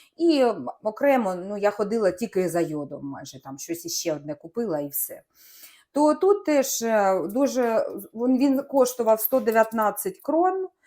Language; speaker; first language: Ukrainian; non-native, local second language; Russian